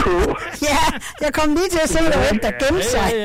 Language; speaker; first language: Danish; native; Danish